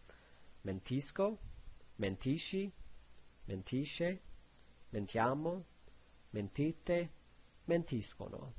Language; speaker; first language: Italian; non-native, learner; English